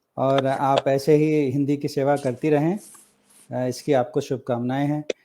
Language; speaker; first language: Hindi; native; Hindi